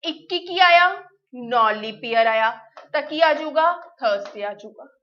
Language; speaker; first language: Hindi; non-native, local second language; Punjabi